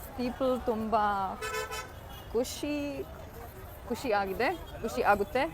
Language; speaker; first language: Kannada; non-native, learner; German